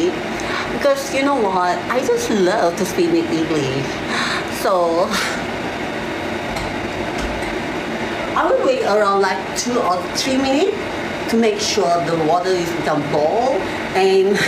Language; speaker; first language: English; non-native, learner; Malay